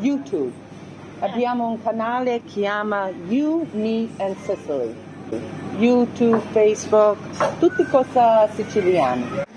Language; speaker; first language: Italian; non-native, learner; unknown